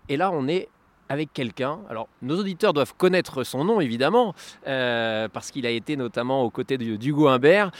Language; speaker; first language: French; native; French